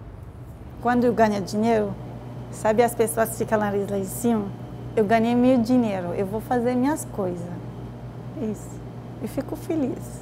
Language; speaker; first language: Portuguese; non-native, learner; Spanish